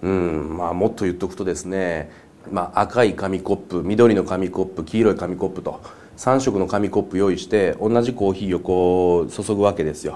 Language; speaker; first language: Japanese; native; Japanese